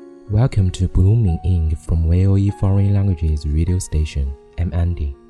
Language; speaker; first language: English; non-native, fluent; Chinese